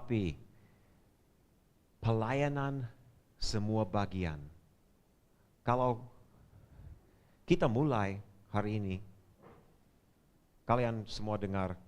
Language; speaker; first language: Indonesian; non-native, fluent; English